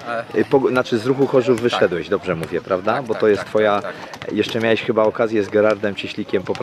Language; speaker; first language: Polish; native; Polish